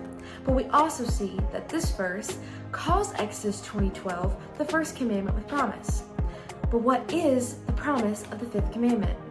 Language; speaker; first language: English; native; English